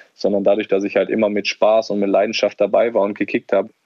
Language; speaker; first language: German; native; German